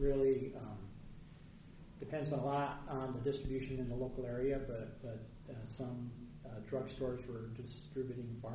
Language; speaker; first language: English; native; English